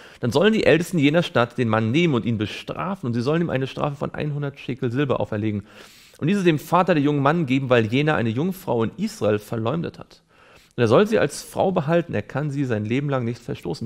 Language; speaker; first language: German; native; German